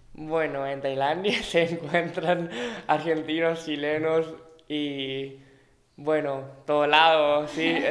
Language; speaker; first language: Spanish; non-native, fluent; Thai